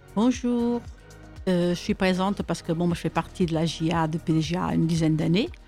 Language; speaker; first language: French; early bilingual, other home language; Portuguese